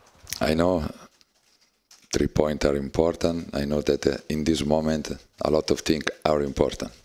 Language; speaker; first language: English; non-native, learner; Italian